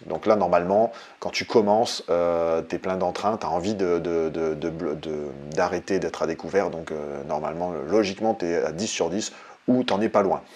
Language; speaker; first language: French; native; French